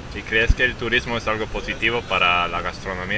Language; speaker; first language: Spanish; non-native, learner; English